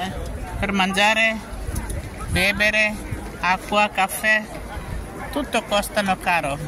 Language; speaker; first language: Italian; non-native, learner; Bangla